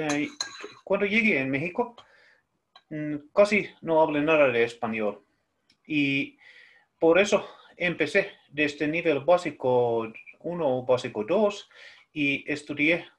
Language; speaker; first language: Spanish; non-native, fluent; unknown